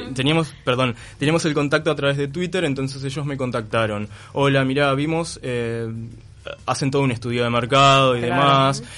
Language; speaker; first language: Spanish; native; Spanish